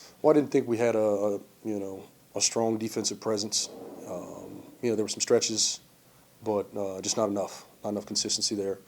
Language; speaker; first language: English; native; English